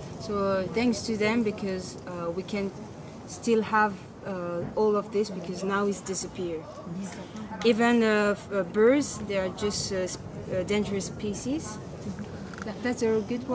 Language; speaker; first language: English; non-native, learner; French